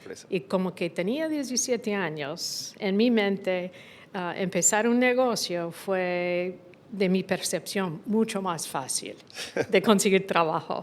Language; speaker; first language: Spanish; non-native, fluent; English